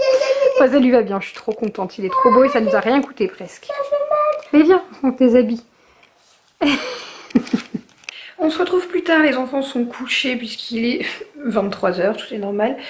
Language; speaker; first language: French; native; French